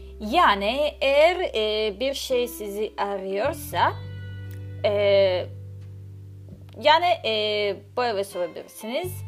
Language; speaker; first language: Turkish; non-native, learner; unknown